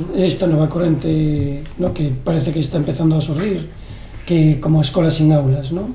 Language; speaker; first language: Spanish; native; Spanish